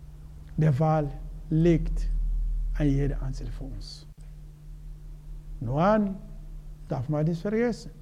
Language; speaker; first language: German; non-native, learner; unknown